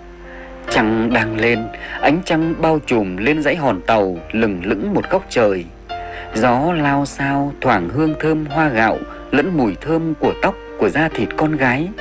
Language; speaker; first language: Vietnamese; native; Vietnamese